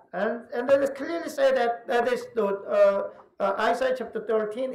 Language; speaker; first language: English; non-native, fluent; Korean